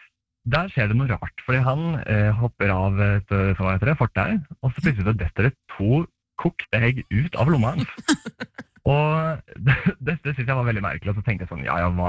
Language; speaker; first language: Norwegian; native; Norwegian